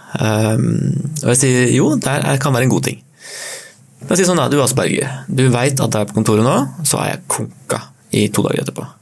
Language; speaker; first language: Norwegian; native; Norwegian